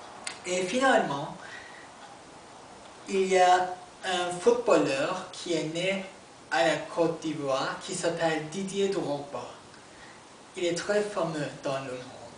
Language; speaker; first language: French; non-native, learner; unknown